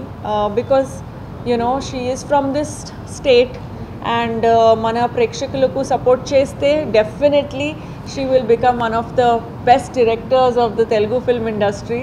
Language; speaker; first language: Telugu; non-native, fluent; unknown